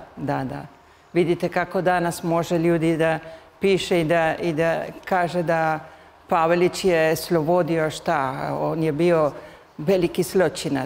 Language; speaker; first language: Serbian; early bilingual, heritage; Spanish